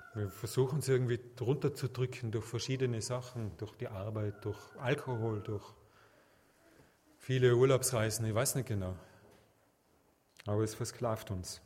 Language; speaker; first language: German; native; German